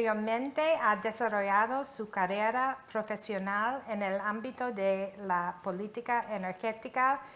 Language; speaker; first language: Spanish; non-native, fluent; English